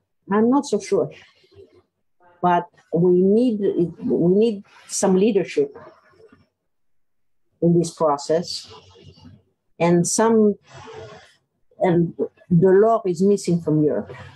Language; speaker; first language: English; non-native, fluent; Greek